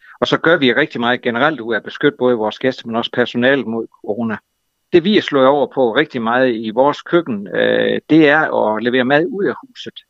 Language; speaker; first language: Danish; native; Danish